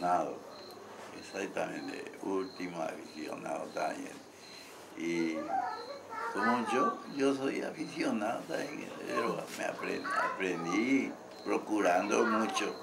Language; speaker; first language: Spanish; non-native, local second language; Guarani